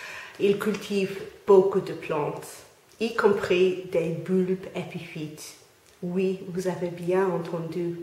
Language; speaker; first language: French; non-native, fluent; English